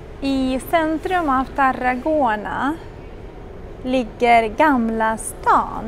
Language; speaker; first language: Swedish; non-native, fluent; Russian